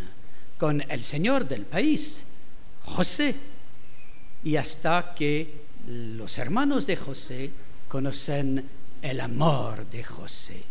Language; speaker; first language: Spanish; non-native, fluent; French